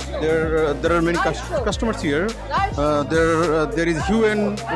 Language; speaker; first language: English; non-native, learner; Bangla